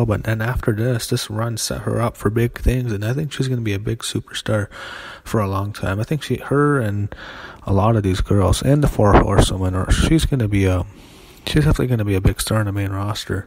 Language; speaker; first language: English; native; English